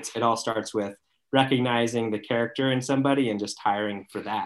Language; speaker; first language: English; native; English